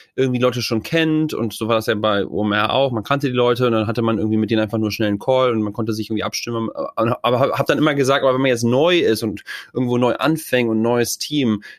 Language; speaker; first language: German; native; German